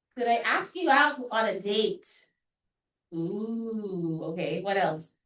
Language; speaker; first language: English; non-native, local second language; Filipino